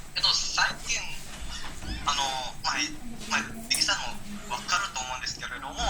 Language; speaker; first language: Japanese; non-native, learner; Indonesian